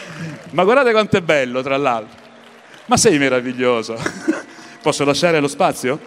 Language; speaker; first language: Italian; native; Italian